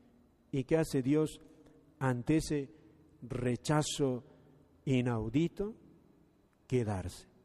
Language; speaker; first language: Spanish; native; Spanish